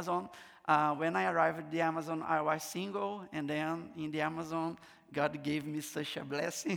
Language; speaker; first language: English; non-native, learner; Portuguese